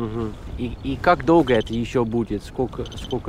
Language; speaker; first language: Russian; non-native, learner; Dutch